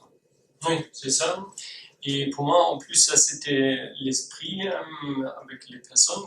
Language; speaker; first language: French; non-native, learner; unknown